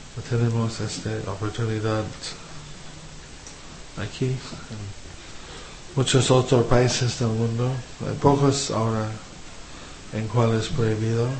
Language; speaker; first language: Spanish; non-native, fluent; English